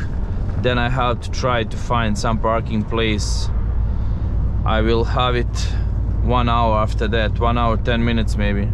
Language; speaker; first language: English; non-native, fluent; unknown